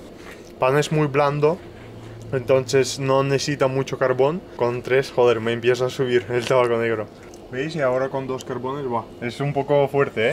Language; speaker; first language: Spanish; native; Spanish